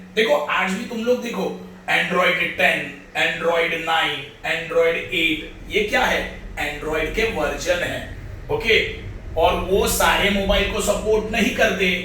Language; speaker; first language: Hindi; non-native, local second language; Marathi